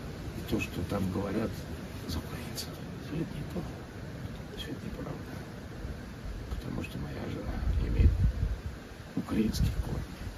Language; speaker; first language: Russian; native; Russian